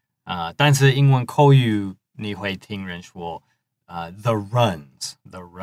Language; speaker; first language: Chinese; non-native, fluent; English